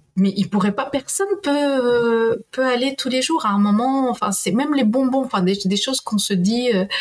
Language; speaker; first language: French; non-native, fluent; Spanish